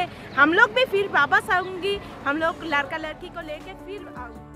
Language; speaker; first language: Hindi; non-native, local second language; Bangla